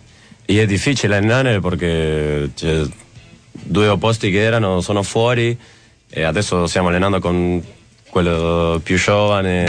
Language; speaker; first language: Italian; non-native, fluent; Spanish